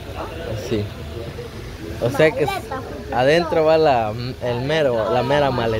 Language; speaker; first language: Spanish; native; Spanish